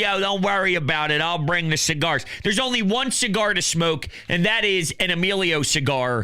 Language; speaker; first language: English; native; English